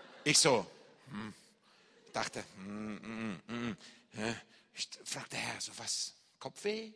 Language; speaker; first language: German; non-native, fluent; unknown